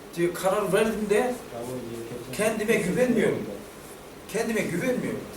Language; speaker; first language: Turkish; non-native, fluent; Korean